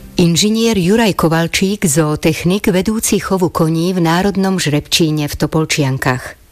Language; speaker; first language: Slovak; native; Slovak